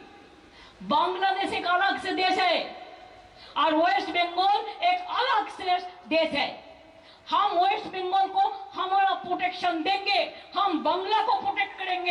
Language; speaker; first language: Hindi; non-native, local second language; Bangla